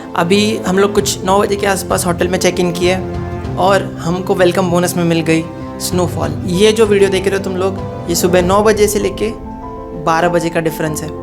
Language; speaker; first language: Hindi; non-native, local second language; Marathi